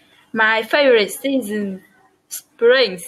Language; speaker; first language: English; non-native, learner; Vietnamese